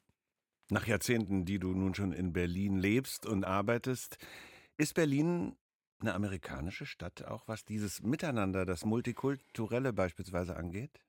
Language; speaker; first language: German; native; German